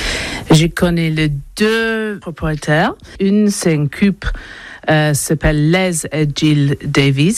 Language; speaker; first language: French; non-native, learner; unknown